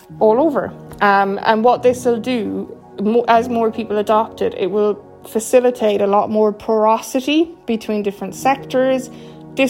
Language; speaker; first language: English; native; English